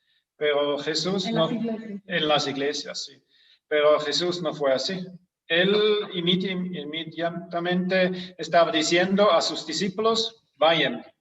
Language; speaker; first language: Spanish; non-native, fluent; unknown